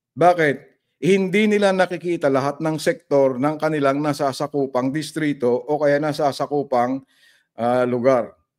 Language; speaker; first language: Filipino; non-native, local second language; Iloko